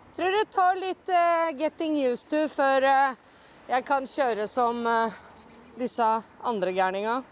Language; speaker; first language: Norwegian; native; Norwegian